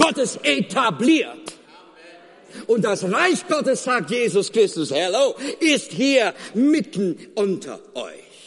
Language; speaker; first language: German; non-native, fluent; Afrikaans